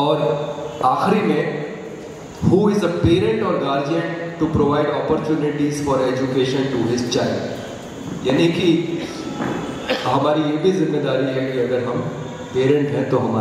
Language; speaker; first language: Hindi; native; Hindi